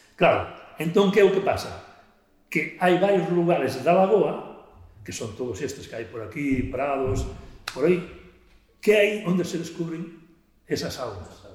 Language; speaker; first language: Galician; native; Galician